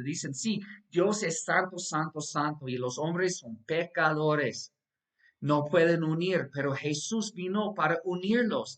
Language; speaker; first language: Spanish; non-native, fluent; English